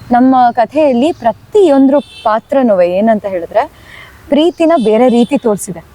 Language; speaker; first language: Kannada; native; Kannada